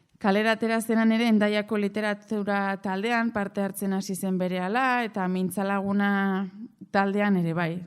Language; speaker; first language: Basque; native; Basque